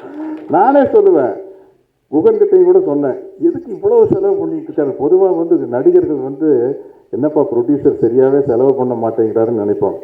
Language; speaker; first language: Tamil; native; Tamil